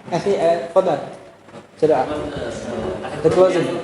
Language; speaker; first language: English; non-native, learner; Indonesian